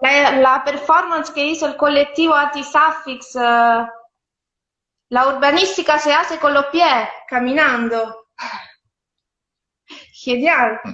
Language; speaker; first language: Spanish; non-native, fluent; Italian